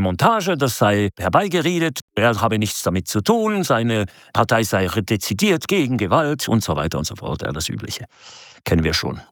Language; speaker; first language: German; native; German